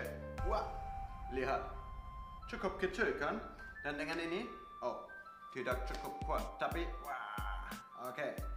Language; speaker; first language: Indonesian; non-native, fluent; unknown